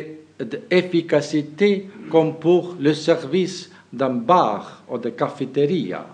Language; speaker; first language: French; non-native, fluent; German